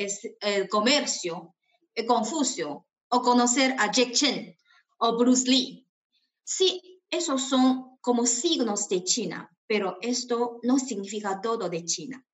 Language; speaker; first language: Spanish; non-native, fluent; Chinese